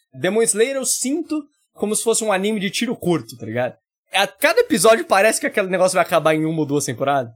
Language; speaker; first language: Portuguese; native; Portuguese